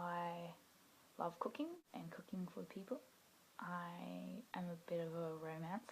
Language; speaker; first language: English; native; English